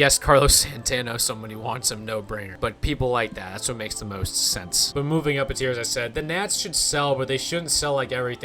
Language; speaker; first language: English; native; English